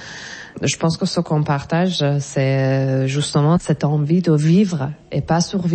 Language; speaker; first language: French; non-native, fluent; Persian